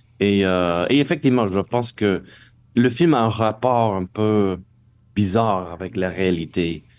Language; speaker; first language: French; non-native, local second language; English